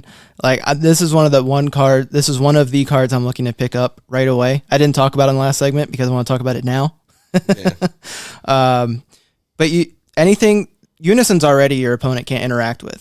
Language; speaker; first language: English; native; English